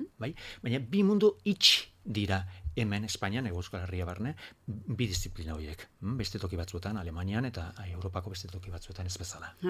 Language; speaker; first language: Basque; non-native, local second language; Spanish